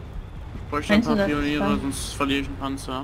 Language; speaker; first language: German; native; German